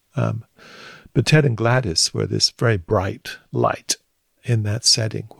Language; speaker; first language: English; native; English